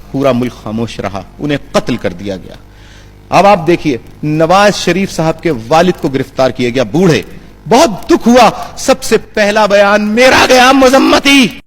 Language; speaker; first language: Urdu; native; Urdu